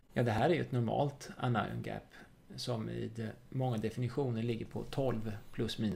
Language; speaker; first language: Swedish; native; Swedish